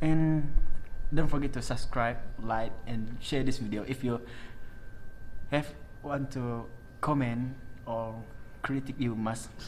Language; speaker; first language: English; non-native, learner; Malay